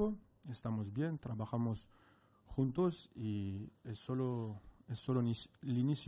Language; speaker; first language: Spanish; non-native, fluent; French